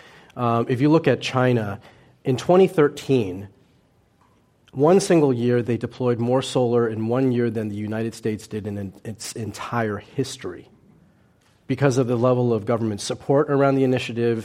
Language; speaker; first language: English; early bilingual, other home language; Cantonese